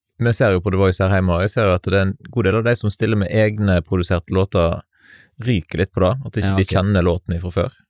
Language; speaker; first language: Norwegian; native; Norwegian